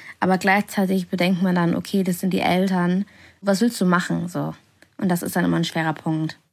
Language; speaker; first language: German; early bilingual, other home language; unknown